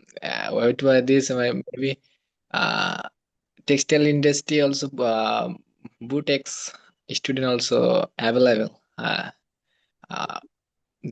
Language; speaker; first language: English; non-native, learner; Bangla